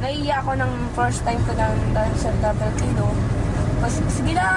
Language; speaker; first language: Filipino; non-native, local second language; Pangasinan